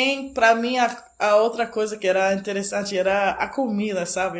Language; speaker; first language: Portuguese; non-native, fluent; English